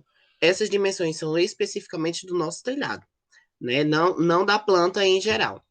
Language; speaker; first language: Portuguese; native; Portuguese